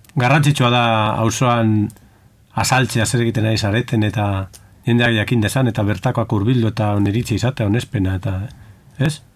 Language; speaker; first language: Basque; native; Basque